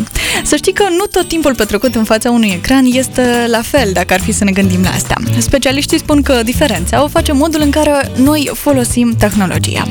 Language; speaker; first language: Romanian; native; Romanian